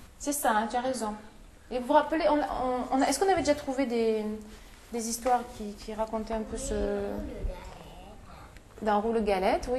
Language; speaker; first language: French; native; French